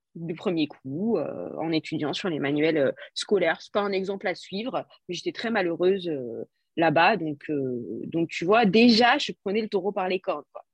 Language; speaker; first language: French; native; French